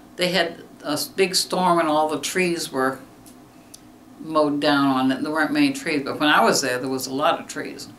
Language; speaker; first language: English; native; English